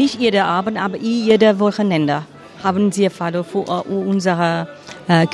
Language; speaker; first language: German; non-native, learner; Portuguese